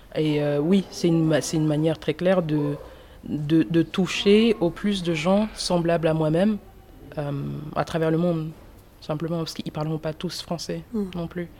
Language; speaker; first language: French; early bilingual, other home language; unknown